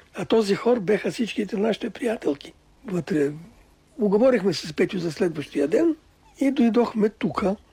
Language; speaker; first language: Bulgarian; early bilingual, other home language; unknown